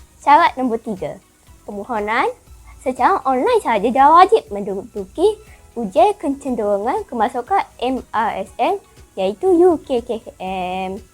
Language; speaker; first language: Malay; native; Malay